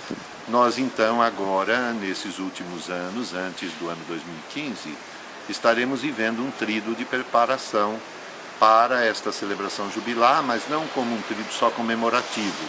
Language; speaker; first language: Portuguese; native; Portuguese